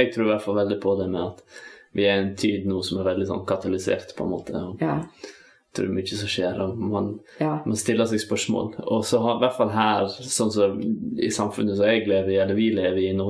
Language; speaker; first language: Norwegian; native; Norwegian